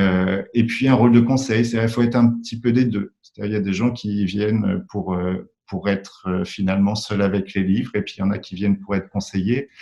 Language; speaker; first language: French; native; French